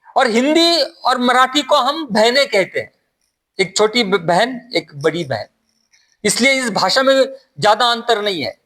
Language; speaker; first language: Hindi; non-native, local second language; Marathi